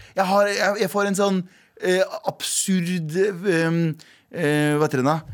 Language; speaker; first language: Norwegian; native; Norwegian